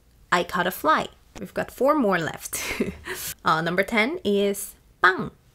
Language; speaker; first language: English; non-native, fluent; Korean